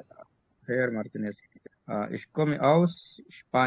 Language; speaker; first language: German; non-native, learner; Arabic